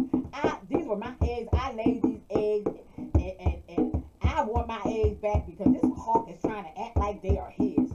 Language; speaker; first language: English; native; English